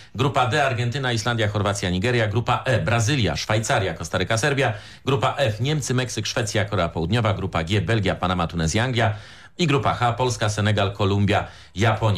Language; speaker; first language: Polish; native; Polish